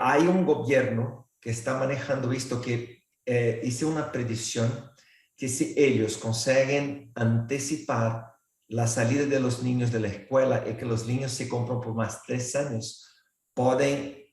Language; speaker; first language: Spanish; non-native, fluent; Portuguese